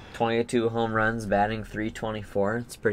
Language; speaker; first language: English; native; English